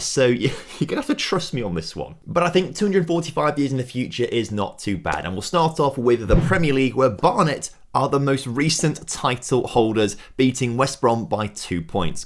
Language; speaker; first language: English; native; English